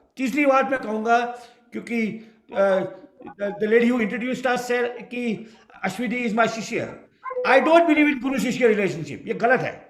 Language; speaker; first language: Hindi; non-native, local second language; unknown